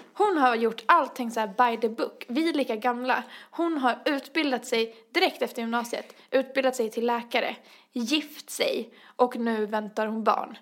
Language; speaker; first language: Swedish; native; Swedish